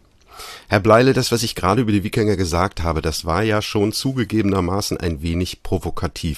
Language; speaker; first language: German; native; German